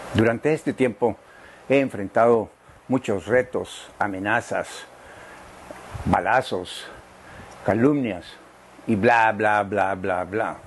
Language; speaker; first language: Spanish; native; Spanish